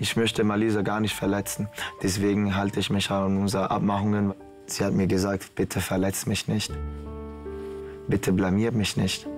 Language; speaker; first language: German; non-native, fluent; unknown